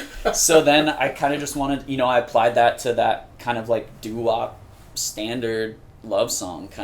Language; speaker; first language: English; native; English